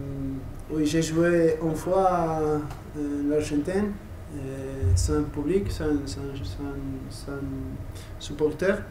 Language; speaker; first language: French; non-native, learner; Spanish